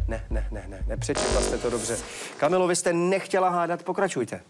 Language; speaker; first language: Czech; native; Czech